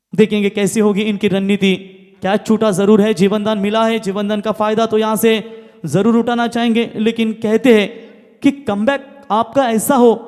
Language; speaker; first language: Hindi; non-native, local second language; Marathi